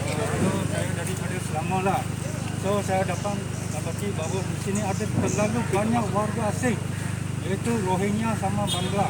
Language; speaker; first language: Malay; native; Malay